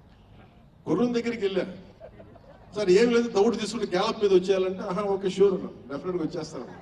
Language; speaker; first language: Telugu; native; Telugu